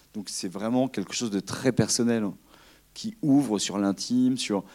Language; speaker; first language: French; native; French